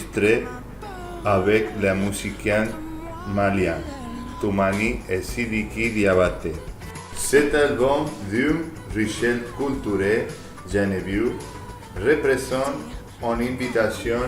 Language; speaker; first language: French; non-native, learner; Spanish